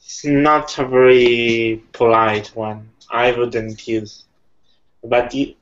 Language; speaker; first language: English; non-native, fluent; Italian